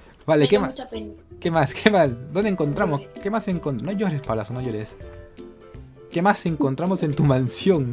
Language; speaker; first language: Spanish; native; Spanish